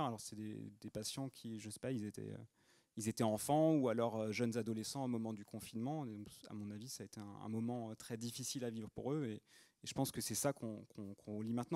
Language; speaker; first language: French; native; French